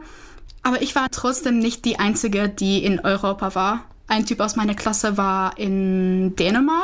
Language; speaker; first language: German; non-native, fluent; Czech